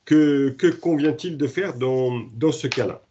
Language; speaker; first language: French; native; French